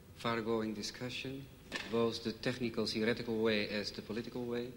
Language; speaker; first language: English; non-native, fluent; Dutch